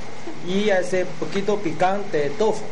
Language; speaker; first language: Spanish; non-native, learner; Chinese